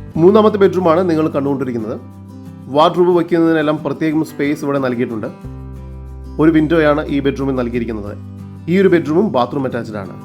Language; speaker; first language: Malayalam; native; Malayalam